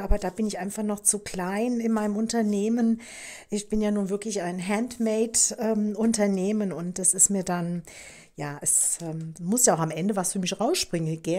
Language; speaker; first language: German; native; German